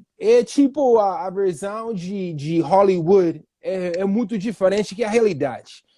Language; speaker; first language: Portuguese; non-native, fluent; English